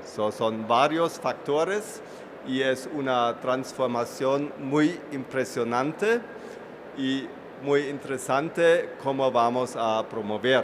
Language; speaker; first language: Spanish; non-native, fluent; German